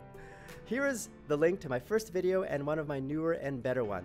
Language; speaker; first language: English; native; English